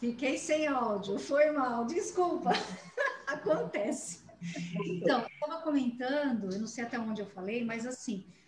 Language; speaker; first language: Portuguese; native; Portuguese